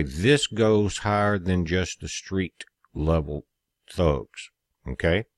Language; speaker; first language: English; native; English